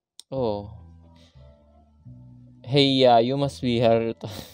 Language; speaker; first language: English; non-native, fluent; Indonesian